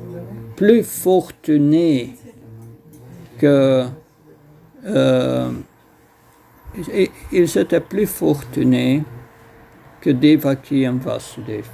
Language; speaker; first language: French; non-native, fluent; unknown